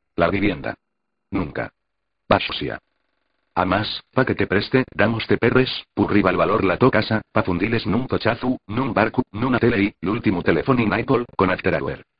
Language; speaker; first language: Asturian; non-native, local second language; Spanish